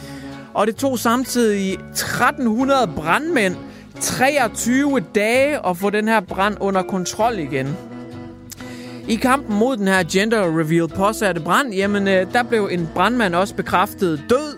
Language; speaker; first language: Danish; native; Danish